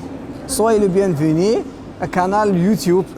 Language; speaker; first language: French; non-native, local second language; Arabic